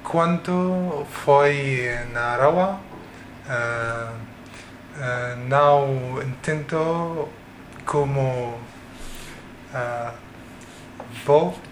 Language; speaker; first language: Portuguese; non-native, learner; Arabic